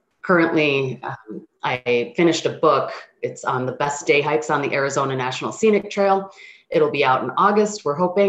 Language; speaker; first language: English; native; English